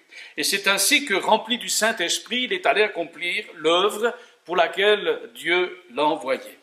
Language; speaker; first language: French; native; French